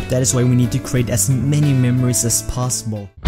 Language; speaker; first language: English; native; English